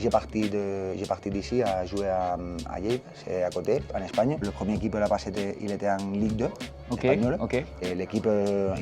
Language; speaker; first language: French; non-native, learner; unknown